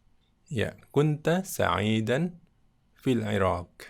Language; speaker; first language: Arabic; non-native, fluent; Indonesian